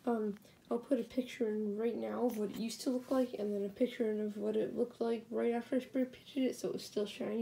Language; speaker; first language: English; native; English